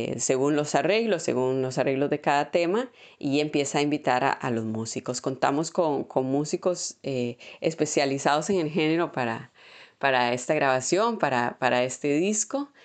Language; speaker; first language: Spanish; native; Spanish